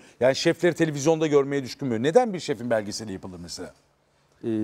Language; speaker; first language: Turkish; native; Turkish